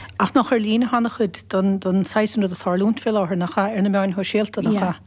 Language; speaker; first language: Irish; native; Irish